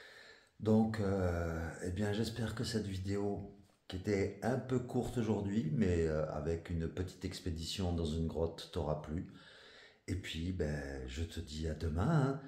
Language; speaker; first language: French; native; French